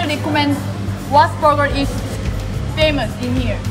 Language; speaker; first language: English; non-native, learner; Korean